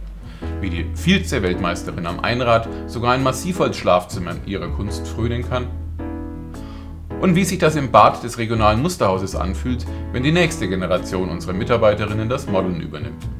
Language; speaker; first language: German; native; German